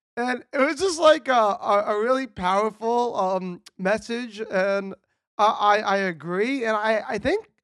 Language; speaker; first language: English; native; English